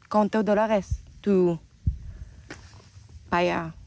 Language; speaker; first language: Spanish; non-native, learner; English